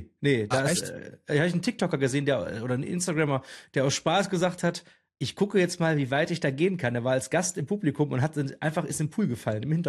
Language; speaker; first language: German; native; German